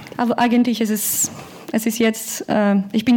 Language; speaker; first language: German; non-native, learner; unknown